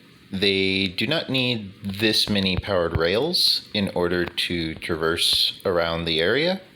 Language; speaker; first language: English; native; English